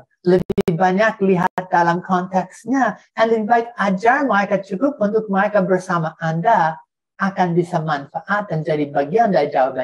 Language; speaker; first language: Indonesian; non-native, fluent; English